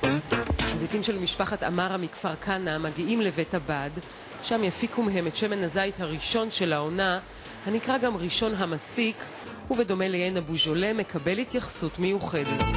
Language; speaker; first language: Hebrew; native; Hebrew